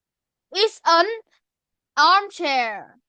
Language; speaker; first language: English; non-native, learner; Vietnamese